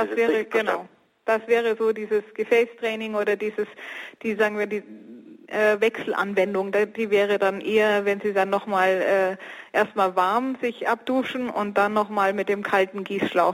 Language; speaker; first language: German; native; German